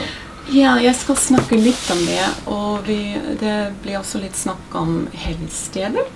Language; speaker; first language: Norwegian; non-native, fluent; English